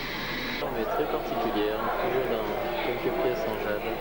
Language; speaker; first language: French; native; French